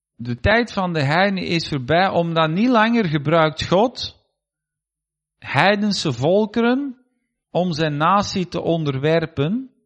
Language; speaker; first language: Dutch; native; Dutch